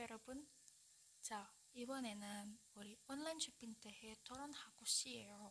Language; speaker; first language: Korean; non-native, learner; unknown